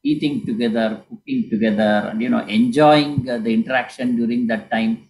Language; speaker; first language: English; non-native, local second language; Kannada